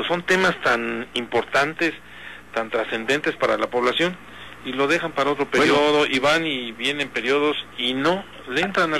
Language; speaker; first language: Spanish; native; Spanish